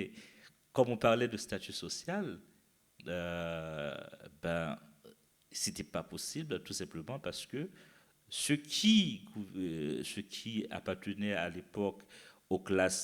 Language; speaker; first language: French; non-native, local second language; Haitian Creole